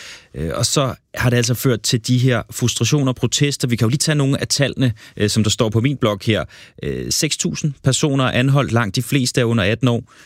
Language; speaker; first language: Danish; native; Danish